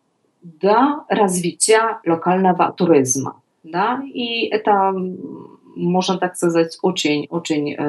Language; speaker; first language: Russian; non-native, learner; Polish